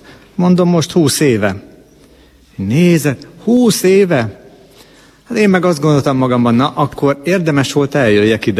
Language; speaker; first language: Hungarian; native; Hungarian